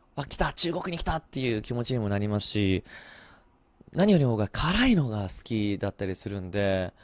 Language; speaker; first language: Japanese; early bilingual, heritage; Japanese